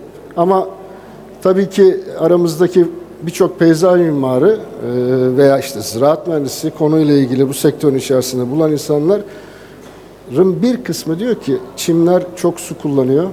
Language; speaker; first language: Turkish; native; Turkish